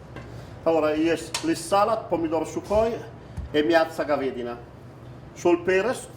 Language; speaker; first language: Russian; non-native, learner; Italian